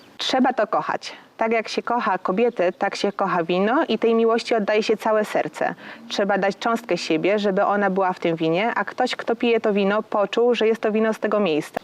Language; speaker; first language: Polish; native; Polish